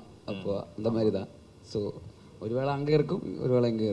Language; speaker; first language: Tamil; non-native, learner; Malayalam